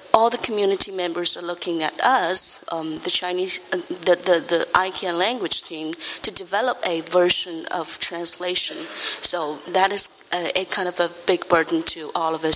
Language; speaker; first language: English; non-native, fluent; Chinese